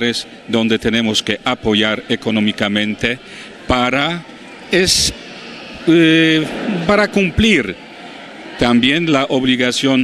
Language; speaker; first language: Spanish; non-native, fluent; Polish